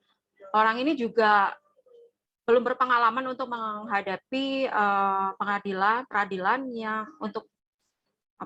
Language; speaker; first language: Indonesian; native; Indonesian